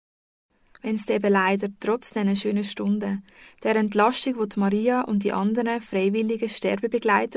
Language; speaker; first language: German; native; German